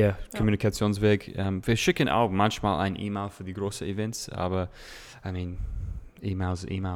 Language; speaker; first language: German; non-native, learner; English